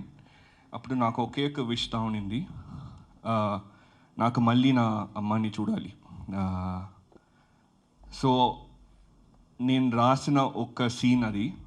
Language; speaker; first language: Telugu; early bilingual, heritage; Telugu